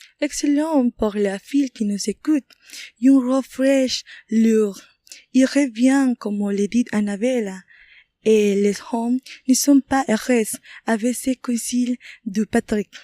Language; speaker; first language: French; non-native, learner; Spanish